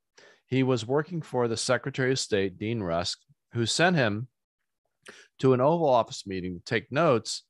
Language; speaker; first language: English; native; English